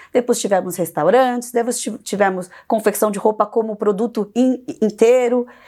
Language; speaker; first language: Portuguese; early bilingual, other home language; Korean